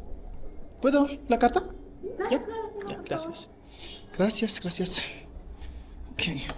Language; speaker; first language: Spanish; non-native, fluent; German